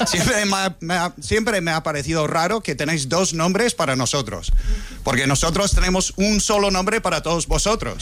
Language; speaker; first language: Spanish; non-native, fluent; English